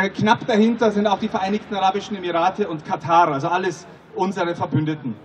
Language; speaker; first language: German; non-native, fluent; Czech